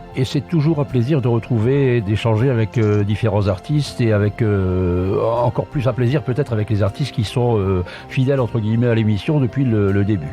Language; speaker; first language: French; native; French